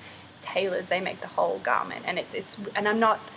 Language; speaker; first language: English; native; English